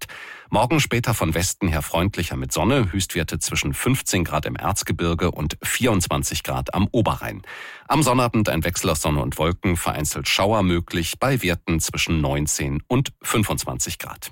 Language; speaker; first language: German; native; German